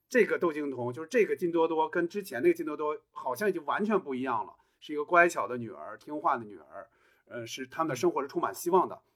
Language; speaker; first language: Chinese; native; Chinese